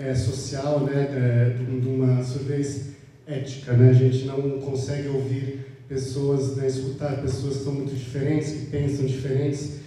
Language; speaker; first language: Portuguese; native; Portuguese